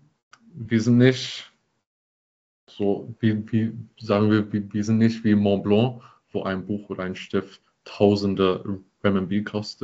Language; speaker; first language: German; non-native, fluent; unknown